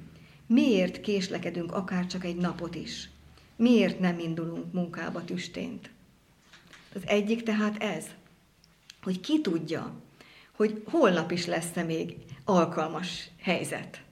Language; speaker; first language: Hungarian; native; Hungarian